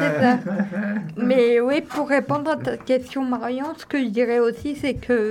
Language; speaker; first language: French; native; French